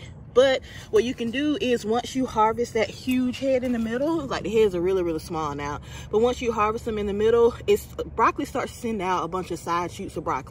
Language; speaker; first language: English; native; English